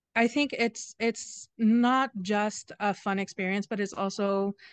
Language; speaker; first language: English; native; English